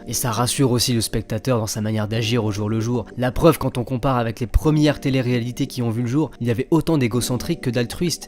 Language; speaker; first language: French; native; French